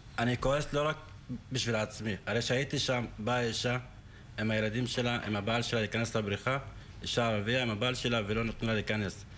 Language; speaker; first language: Hebrew; non-native, local second language; Arabic